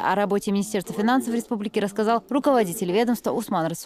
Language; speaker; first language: Russian; native; Russian